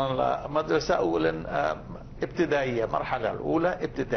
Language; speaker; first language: Arabic; non-native, fluent; Bangla